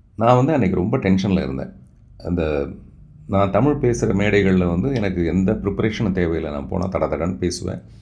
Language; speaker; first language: Tamil; non-native, local second language; Telugu